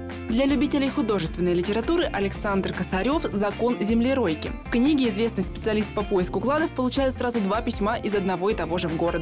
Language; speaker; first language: Russian; native; Russian